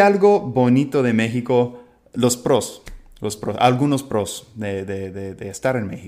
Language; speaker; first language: Spanish; non-native, fluent; English